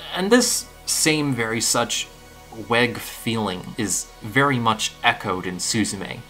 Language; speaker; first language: English; native; English